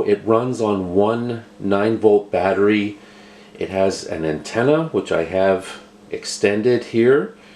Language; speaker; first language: English; native; English